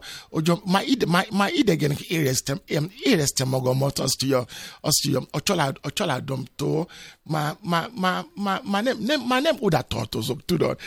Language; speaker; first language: Hungarian; non-native, fluent; Yoruba